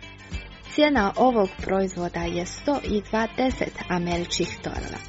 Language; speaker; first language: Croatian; non-native, fluent; Chinese